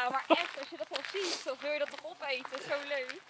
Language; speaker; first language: Dutch; native; Dutch